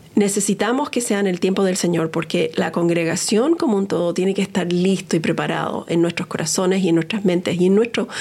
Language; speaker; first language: Spanish; early bilingual, heritage; Spanish